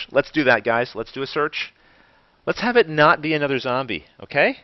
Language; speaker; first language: English; native; English